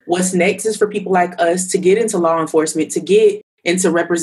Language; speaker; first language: English; native; English